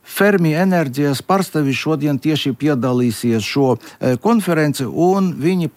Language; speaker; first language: Latvian; non-native, local second language; Russian